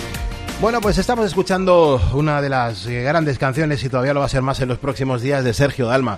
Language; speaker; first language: Spanish; native; Spanish